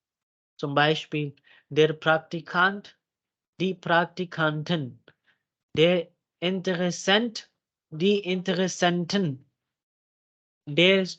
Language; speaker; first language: German; non-native, fluent; Urdu